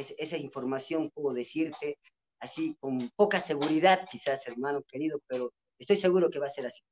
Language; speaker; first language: Spanish; non-native, local second language; Quechua